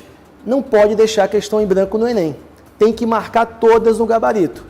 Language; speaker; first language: Portuguese; native; Portuguese